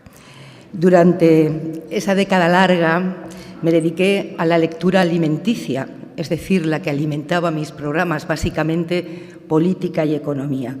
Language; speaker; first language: Spanish; native; Spanish